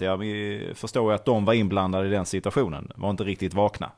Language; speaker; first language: Swedish; native; Swedish